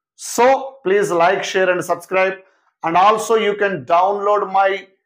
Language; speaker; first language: English; non-native, local second language; Telugu